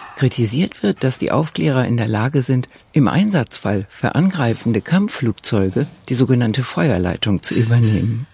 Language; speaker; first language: German; native; German